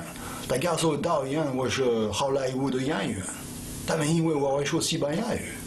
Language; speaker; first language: Chinese; non-native, fluent; French